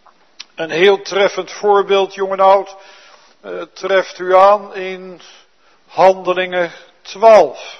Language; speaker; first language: Dutch; native; Dutch